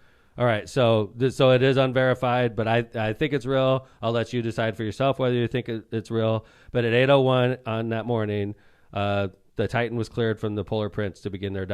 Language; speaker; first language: English; native; English